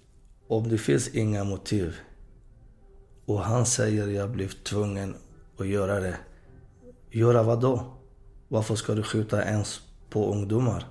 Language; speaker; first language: Swedish; non-native, fluent; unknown